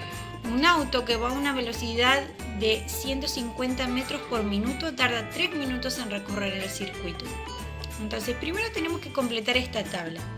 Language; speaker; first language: Spanish; native; Spanish